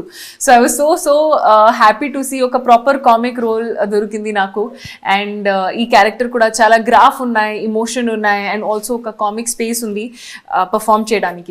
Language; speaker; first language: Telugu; non-native, learner; Hindi